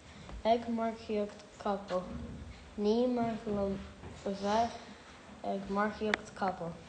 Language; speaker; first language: Irish; non-native, local second language; English